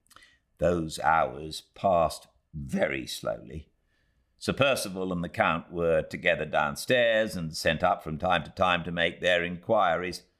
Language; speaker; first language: English; native; English